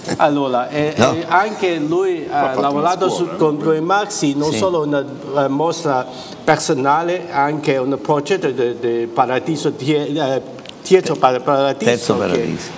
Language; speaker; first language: Italian; non-native, fluent; Chinese